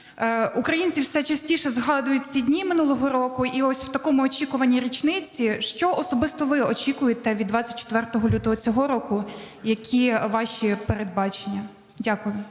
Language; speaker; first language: Ukrainian; native; Ukrainian